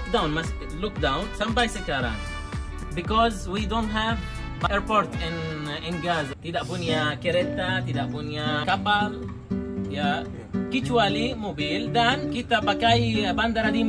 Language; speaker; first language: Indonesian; non-native, learner; Arabic